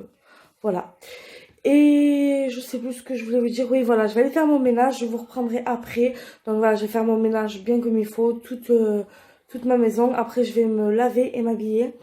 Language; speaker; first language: French; native; French